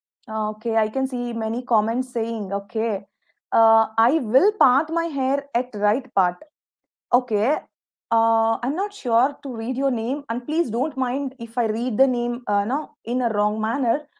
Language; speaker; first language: English; non-native, local second language; Telugu